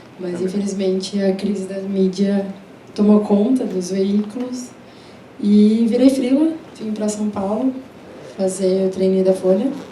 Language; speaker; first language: Portuguese; early bilingual, other home language; Spanish